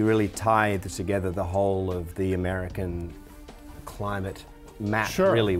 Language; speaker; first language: English; native; English